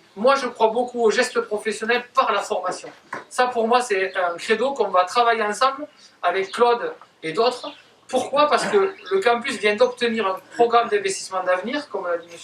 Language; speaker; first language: French; native; French